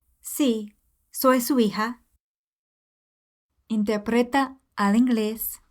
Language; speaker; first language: Spanish; non-native, fluent; English